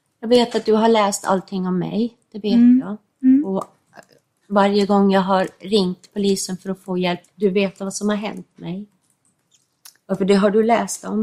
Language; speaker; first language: Swedish; non-native, fluent; English